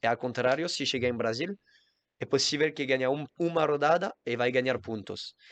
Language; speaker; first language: Portuguese; non-native, learner; French